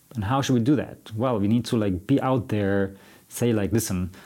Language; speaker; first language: English; non-native, fluent; German